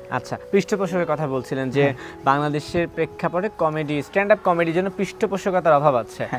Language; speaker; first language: Bangla; native; Bangla